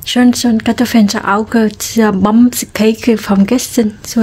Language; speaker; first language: German; non-native, learner; Vietnamese